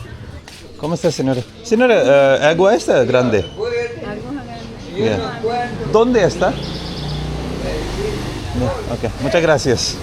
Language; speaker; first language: Spanish; non-native, learner; Hindi